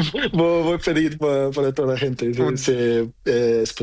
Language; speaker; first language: Spanish; non-native, learner; Portuguese